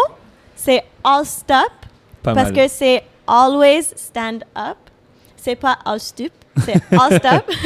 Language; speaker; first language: French; non-native, fluent; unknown